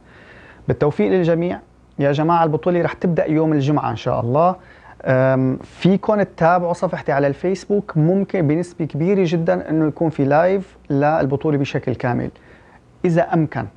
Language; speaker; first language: Arabic; early bilingual, heritage; Arabic